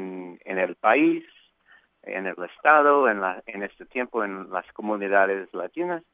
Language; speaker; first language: Spanish; non-native, fluent; English